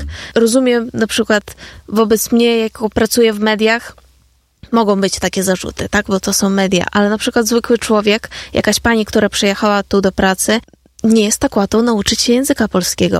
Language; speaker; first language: Polish; non-native, fluent; Ukrainian